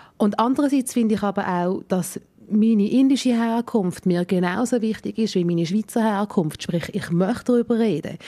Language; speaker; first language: German; early bilingual, other home language; Malayalam